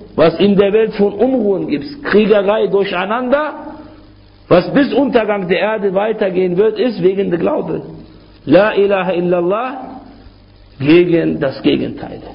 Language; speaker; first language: German; non-native, fluent; Arabic